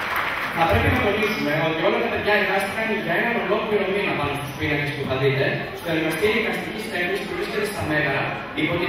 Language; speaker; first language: Greek; native; Greek